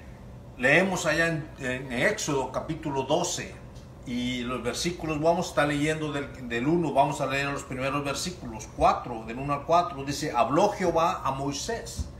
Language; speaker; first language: Spanish; native; Spanish